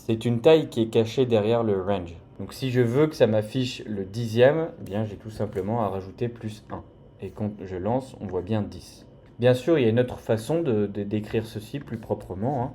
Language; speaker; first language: French; native; French